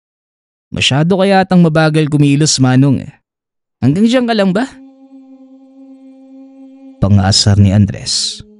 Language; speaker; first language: Filipino; native; Filipino